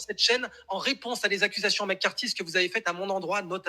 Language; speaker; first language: French; native; French